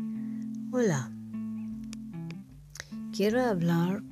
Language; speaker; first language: Spanish; non-native, learner; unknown